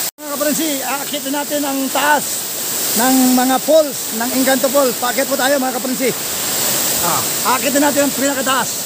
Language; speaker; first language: Filipino; non-native, local second language; Bikol